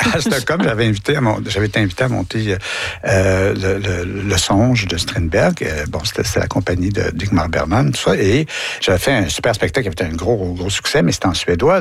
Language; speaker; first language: French; native; French